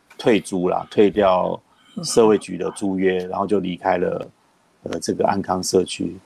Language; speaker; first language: Chinese; native; Chinese